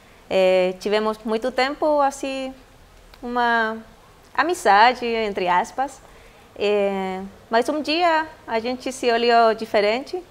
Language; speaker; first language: Portuguese; non-native, fluent; Spanish